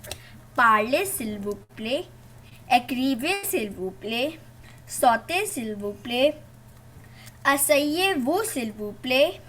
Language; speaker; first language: French; non-native, learner; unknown